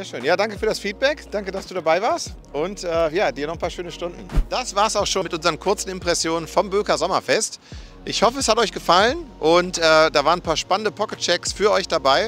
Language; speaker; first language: German; native; German